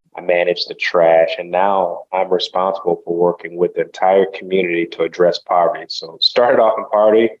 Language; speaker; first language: English; early bilingual, other home language; Haitian Creole